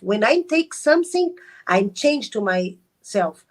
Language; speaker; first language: English; non-native, learner; Arabic